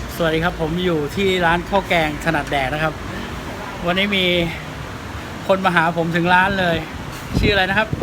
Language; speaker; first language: Thai; native; Thai